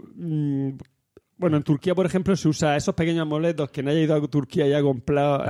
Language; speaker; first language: Spanish; native; Spanish